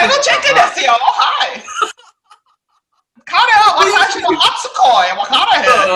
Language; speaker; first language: Japanese; non-native, learner; English